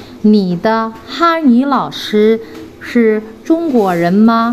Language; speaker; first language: Chinese; non-native, fluent; Indonesian